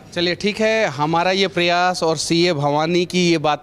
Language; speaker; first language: Hindi; native; Hindi